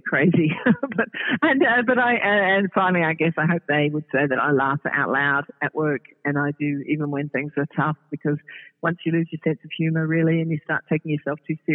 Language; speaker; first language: English; native; English